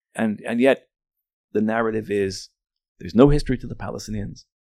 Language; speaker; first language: English; early bilingual, other home language; Arabic